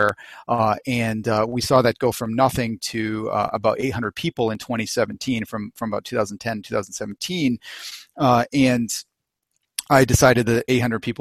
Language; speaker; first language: English; native; English